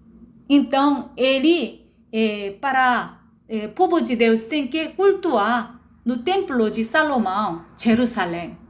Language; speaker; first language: Portuguese; non-native, learner; Korean